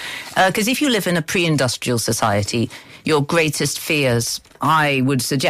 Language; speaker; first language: English; native; English